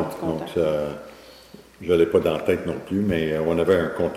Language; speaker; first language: French; native; French